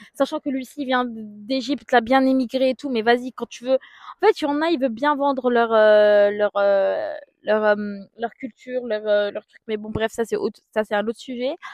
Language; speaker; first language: French; native; French